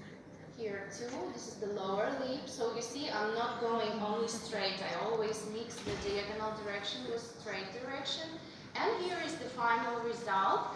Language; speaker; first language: English; non-native, fluent; Russian